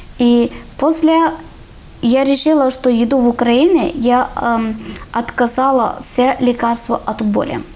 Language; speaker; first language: Ukrainian; non-native, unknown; Malayalam